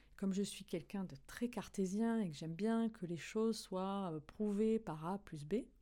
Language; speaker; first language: French; native; French